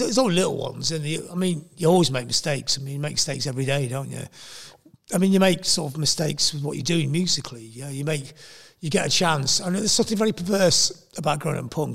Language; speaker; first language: English; native; English